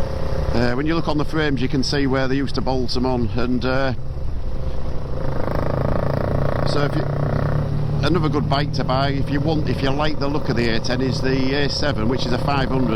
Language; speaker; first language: English; native; English